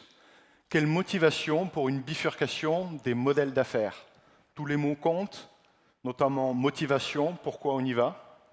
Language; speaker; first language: French; native; French